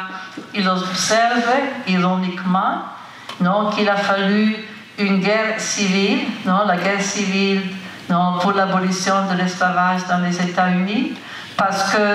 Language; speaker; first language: French; non-native, fluent; Italian